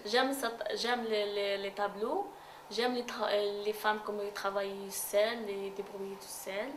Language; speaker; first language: French; non-native, learner; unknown